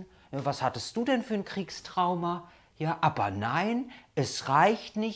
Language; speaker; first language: German; native; German